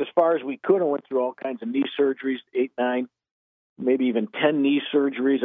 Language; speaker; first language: English; native; English